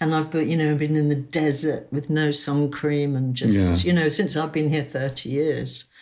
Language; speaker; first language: English; native; English